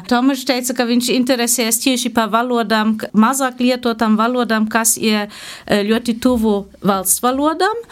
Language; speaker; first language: Latvian; non-native, fluent; German